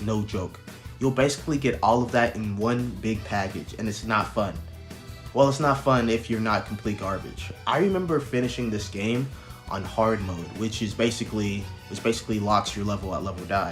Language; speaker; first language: English; native; English